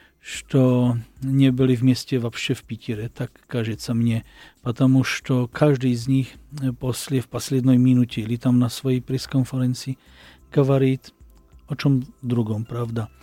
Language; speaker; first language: Russian; non-native, learner; Slovak